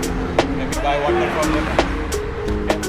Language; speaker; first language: English; non-native, learner; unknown